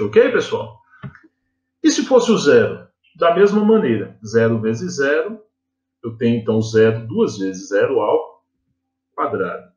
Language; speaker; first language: Portuguese; native; Portuguese